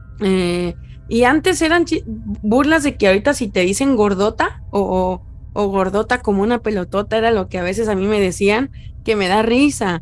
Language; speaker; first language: Spanish; native; Spanish